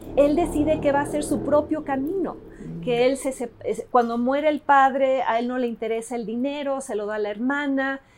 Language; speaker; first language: Spanish; early bilingual, other home language; English